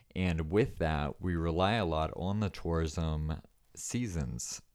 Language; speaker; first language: English; native; English